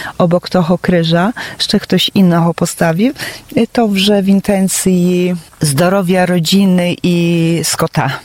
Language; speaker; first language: Polish; non-native, local second language; Belarusian